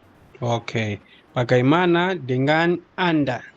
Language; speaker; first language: Indonesian; non-native, learner; Nyanja